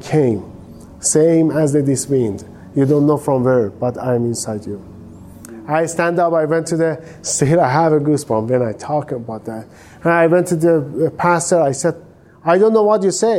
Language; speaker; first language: English; non-native, fluent; Persian